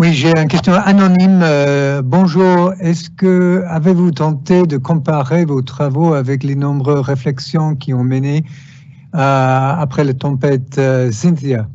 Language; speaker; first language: French; non-native, fluent; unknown